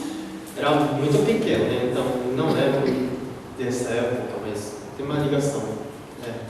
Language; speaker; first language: Portuguese; non-native, fluent; Japanese